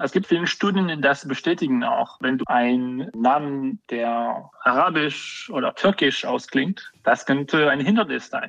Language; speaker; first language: German; non-native, fluent; French